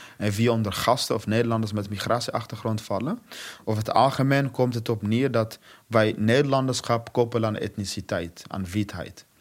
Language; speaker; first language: Dutch; non-native, fluent; Swahili